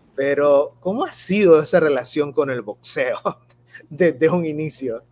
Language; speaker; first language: Spanish; native; Spanish